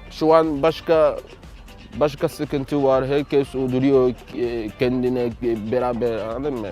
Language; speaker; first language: Turkish; non-native, learner; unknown